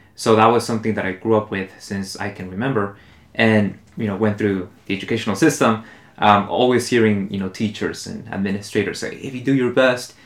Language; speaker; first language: English; early bilingual, other home language; Spanish